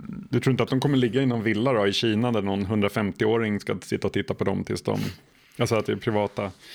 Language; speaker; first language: Swedish; native; Swedish